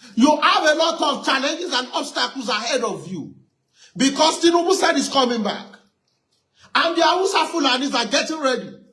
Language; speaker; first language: English; non-native, local second language; Yoruba